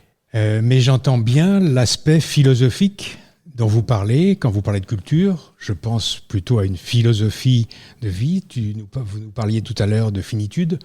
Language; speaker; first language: French; native; French